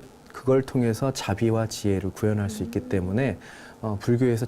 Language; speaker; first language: Korean; native; Korean